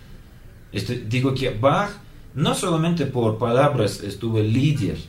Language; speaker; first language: Spanish; non-native, learner; Russian